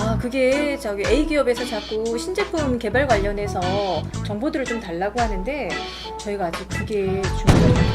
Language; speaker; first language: Korean; native; Korean